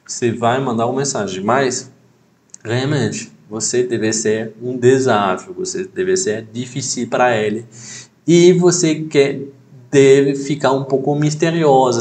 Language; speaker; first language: Portuguese; non-native, fluent; French